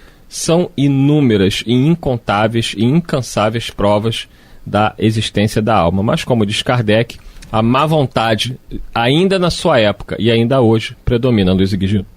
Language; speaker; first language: Portuguese; native; Portuguese